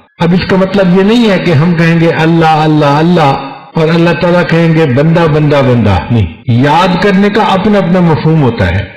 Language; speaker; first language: Urdu; non-native, local second language; Punjabi